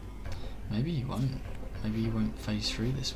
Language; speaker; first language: English; native; English